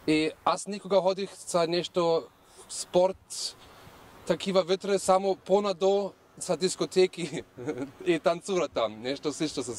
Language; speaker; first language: Bulgarian; non-native, learner; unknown